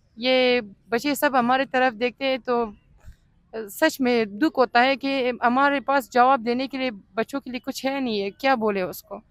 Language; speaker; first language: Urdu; non-native, fluent; Persian